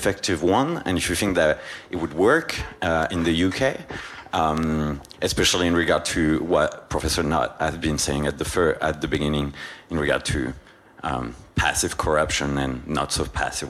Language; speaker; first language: English; non-native, fluent; French